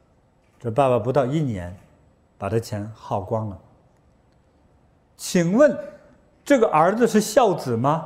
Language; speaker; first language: Chinese; native; Chinese